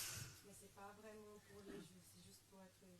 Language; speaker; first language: French; non-native, fluent; Portuguese